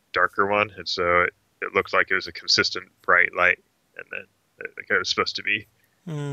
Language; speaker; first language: English; native; English